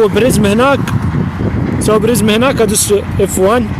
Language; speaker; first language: Arabic; native; Arabic